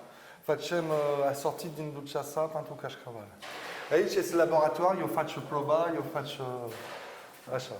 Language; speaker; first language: Romanian; non-native, learner; French